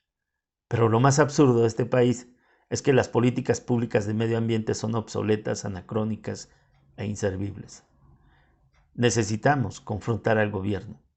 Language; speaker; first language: Spanish; native; Spanish